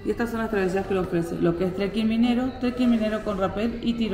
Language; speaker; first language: Spanish; native; Spanish